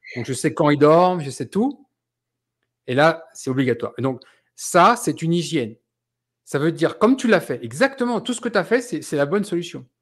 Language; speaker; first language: French; native; French